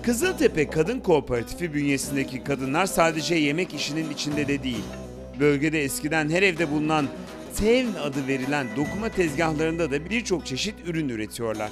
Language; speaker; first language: Turkish; native; Turkish